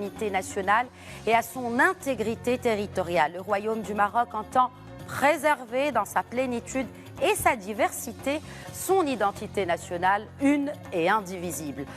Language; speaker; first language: French; non-native, local second language; Arabic